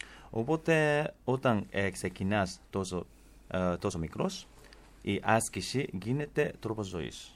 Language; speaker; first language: Greek; non-native, fluent; Japanese